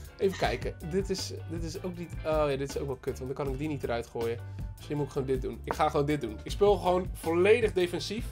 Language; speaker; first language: Dutch; native; Dutch